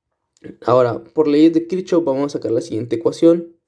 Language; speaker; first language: Spanish; native; Spanish